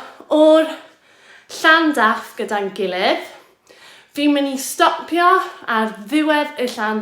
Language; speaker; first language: Welsh; native; Welsh